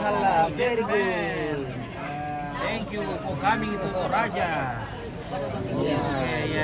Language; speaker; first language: English; non-native, learner; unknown